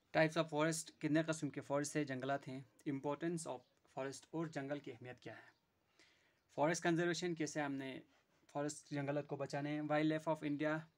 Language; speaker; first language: Hindi; non-native, local second language; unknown